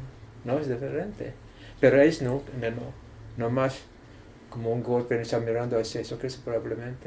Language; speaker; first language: Spanish; non-native, learner; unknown